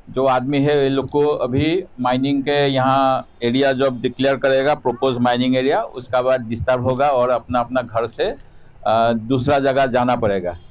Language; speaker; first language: Hindi; non-native, local second language; Assamese